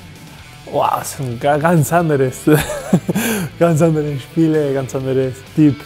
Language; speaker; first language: German; non-native, learner; Spanish